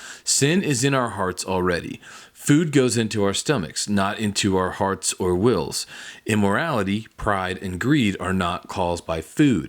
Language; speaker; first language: English; native; English